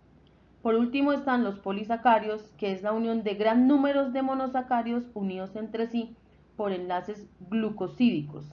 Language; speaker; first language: Spanish; native; Spanish